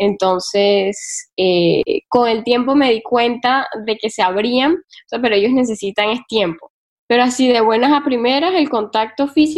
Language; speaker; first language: Spanish; native; Spanish